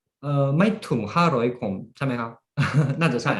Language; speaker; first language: Thai; early bilingual, heritage; Japanese